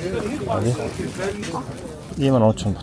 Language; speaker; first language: Korean; non-native, learner; Mongolian